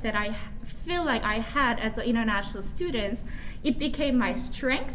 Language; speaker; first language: English; non-native, fluent; Korean